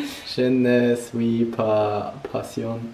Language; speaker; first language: French; non-native, learner; German